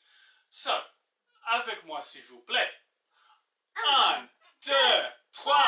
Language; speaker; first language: French; non-native, fluent; English